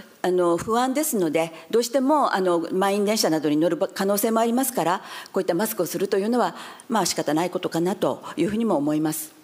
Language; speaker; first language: Japanese; native; Japanese